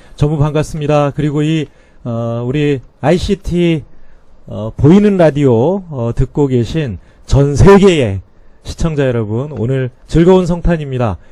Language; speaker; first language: Korean; native; Korean